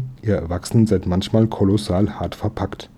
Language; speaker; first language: German; native; German